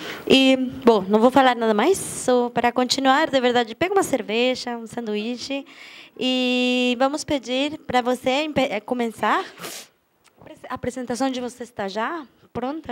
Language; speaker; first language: Portuguese; non-native, fluent; German